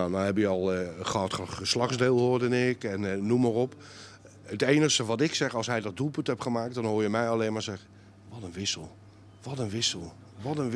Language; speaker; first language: Dutch; native; Dutch